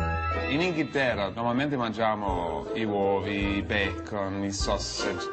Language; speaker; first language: Italian; non-native, fluent; English